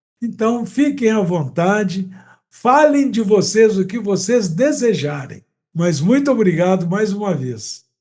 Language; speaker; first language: Portuguese; native; Portuguese